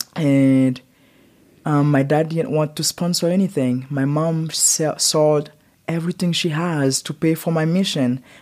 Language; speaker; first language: English; non-native, learner; Haitian Creole